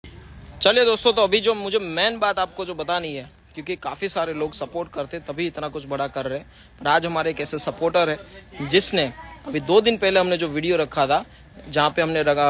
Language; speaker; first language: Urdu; non-native, local second language; Gujarati